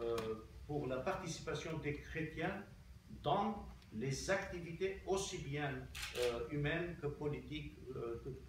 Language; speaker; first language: French; non-native, local second language; Armenian